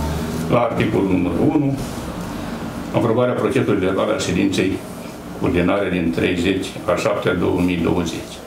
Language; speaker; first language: Romanian; native; Romanian